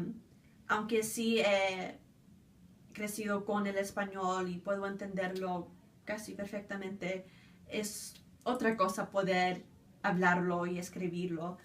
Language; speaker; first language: Spanish; early bilingual, other home language; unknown